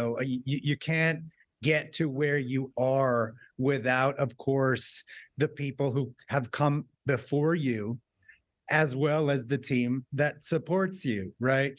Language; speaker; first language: English; native; English